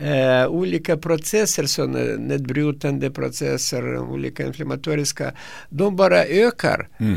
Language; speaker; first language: Swedish; non-native, fluent; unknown